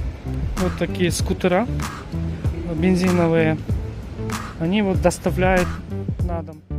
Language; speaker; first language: Russian; non-native, local second language; Kyrgyz